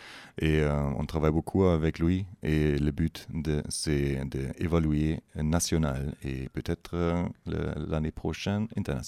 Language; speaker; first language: French; non-native, fluent; German